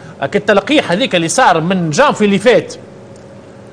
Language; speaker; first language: Arabic; native; Arabic